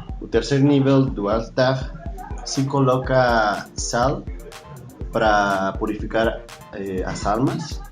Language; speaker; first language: Portuguese; non-native, learner; Spanish